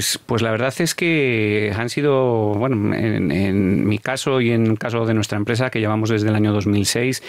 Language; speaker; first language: Spanish; native; Spanish